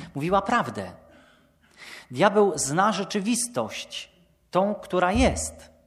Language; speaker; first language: Polish; native; Polish